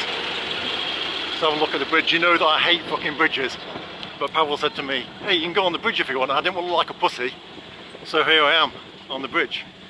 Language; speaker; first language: English; native; English